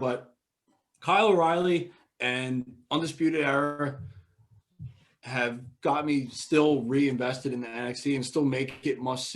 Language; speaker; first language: English; native; English